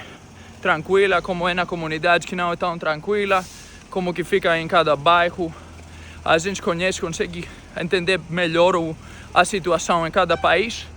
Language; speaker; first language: Portuguese; non-native, fluent; Greek